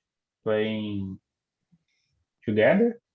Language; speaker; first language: English; non-native, learner; Portuguese